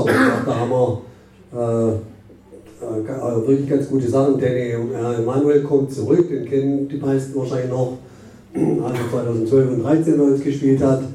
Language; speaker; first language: German; native; German